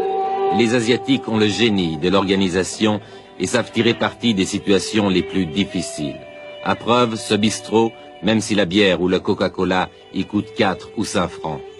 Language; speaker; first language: French; native; French